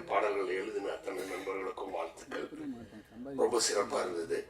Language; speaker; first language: Tamil; native; Tamil